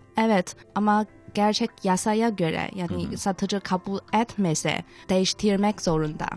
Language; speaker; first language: Turkish; non-native, fluent; Chinese